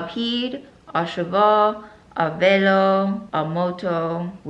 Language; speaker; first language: French; non-native, learner; English